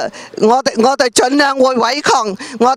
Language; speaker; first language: Cantonese; non-native, learner; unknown